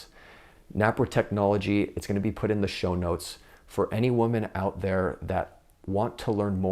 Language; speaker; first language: English; native; English